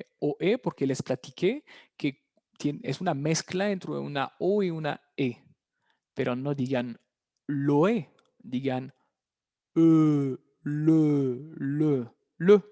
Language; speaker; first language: Spanish; non-native, fluent; French